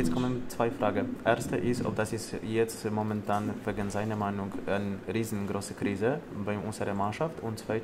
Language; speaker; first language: German; non-native, learner; Polish